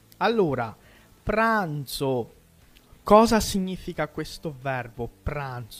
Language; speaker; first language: Italian; non-native, fluent; Portuguese